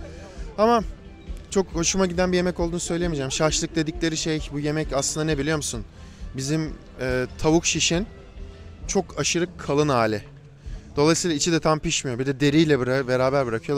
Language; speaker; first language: Turkish; native; Turkish